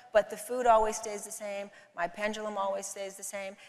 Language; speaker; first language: English; native; English